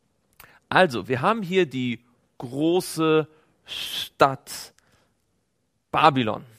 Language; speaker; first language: German; native; German